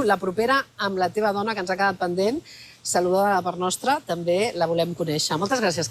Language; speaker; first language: Catalan; native; Catalan